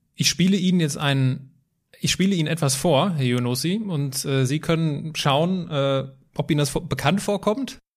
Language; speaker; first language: German; native; German